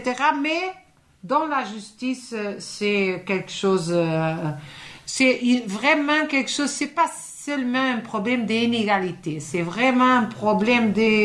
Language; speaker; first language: French; non-native, fluent; Portuguese